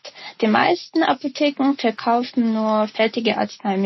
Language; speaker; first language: German; non-native, fluent; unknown